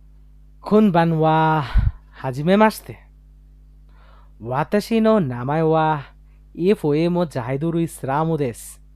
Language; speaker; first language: Japanese; non-native, learner; Bangla